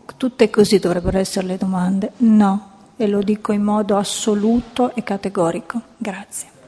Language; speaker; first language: Italian; native; Italian